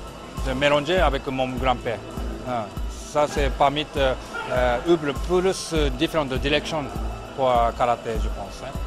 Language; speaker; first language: French; non-native, learner; Japanese